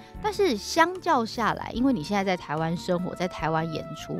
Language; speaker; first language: Chinese; native; Chinese